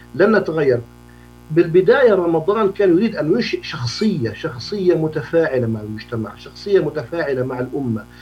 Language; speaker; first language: Arabic; native; Arabic